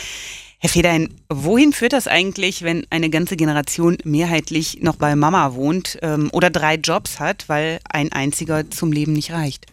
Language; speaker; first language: German; native; German